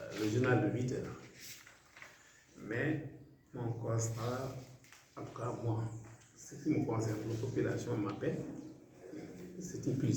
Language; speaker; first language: French; non-native, local second language; Fula